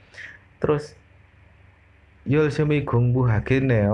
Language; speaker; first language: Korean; non-native, fluent; Indonesian